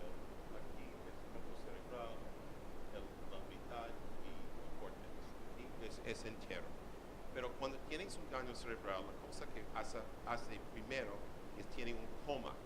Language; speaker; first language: Spanish; non-native, learner; English